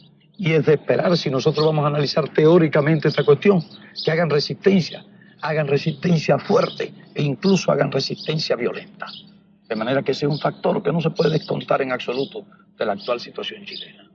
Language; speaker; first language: Spanish; native; Spanish